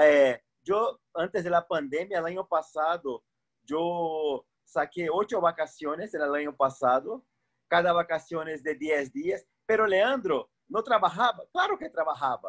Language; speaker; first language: Spanish; non-native, fluent; Portuguese